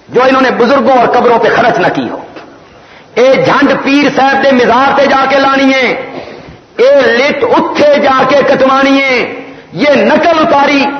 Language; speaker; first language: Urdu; non-native, local second language; Punjabi